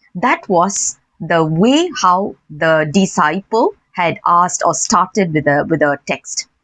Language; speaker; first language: English; non-native, local second language; Tamil